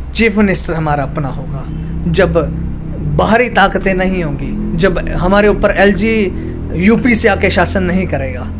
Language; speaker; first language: Hindi; native; Hindi